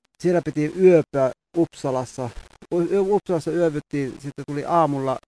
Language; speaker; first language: Finnish; early bilingual, heritage; Finnish